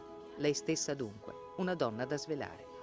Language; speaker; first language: Italian; native; Italian